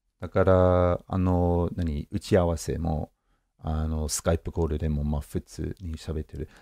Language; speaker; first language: Japanese; non-native, fluent; English